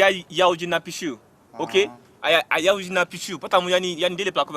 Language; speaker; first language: Russian; non-native, learner; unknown